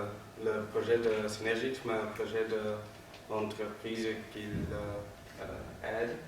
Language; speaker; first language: French; non-native, learner; Dutch